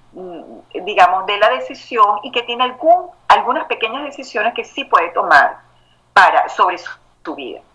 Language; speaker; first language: Spanish; native; Spanish